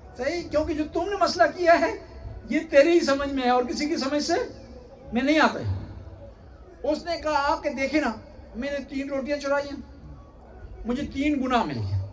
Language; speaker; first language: Urdu; non-native, local second language; Punjabi